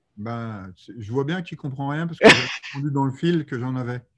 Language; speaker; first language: French; native; French